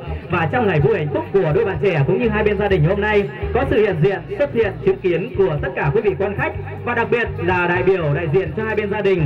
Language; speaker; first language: Vietnamese; native; Vietnamese